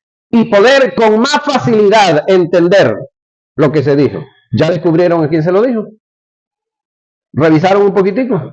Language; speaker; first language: Spanish; native; Spanish